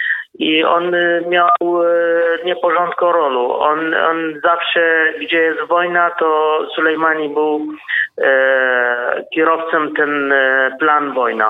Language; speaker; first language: Polish; non-native, learner; Kurdish